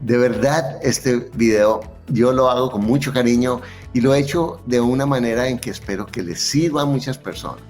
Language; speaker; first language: Spanish; native; Spanish